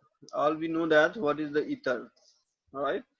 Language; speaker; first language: English; non-native, local second language; Hindi